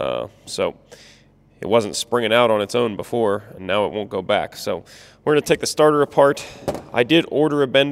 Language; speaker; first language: English; native; English